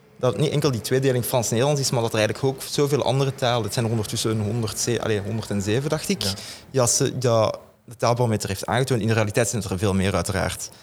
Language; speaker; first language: Dutch; native; Dutch